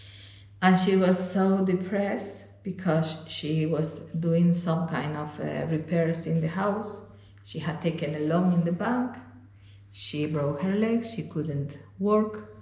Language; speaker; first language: English; non-native, fluent; Spanish